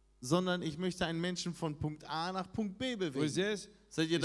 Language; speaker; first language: German; non-native, fluent; Russian